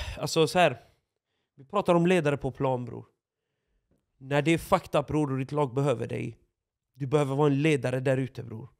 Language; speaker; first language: Swedish; native; Swedish